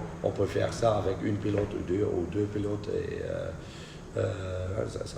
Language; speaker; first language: French; non-native, fluent; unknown